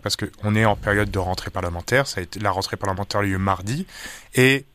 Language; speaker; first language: French; native; French